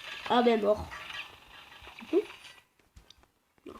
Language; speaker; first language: French; native; French